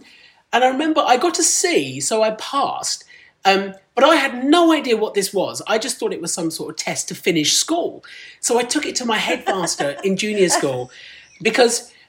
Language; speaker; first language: English; non-native, local second language; Punjabi